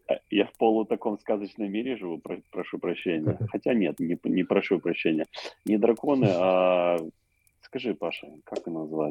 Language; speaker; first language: Russian; native; Russian